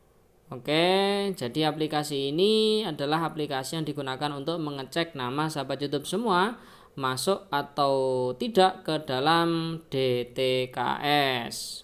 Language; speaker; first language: Indonesian; native; Indonesian